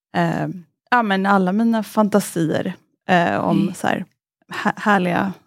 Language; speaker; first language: Swedish; native; Swedish